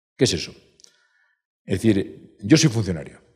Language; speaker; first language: Spanish; native; Spanish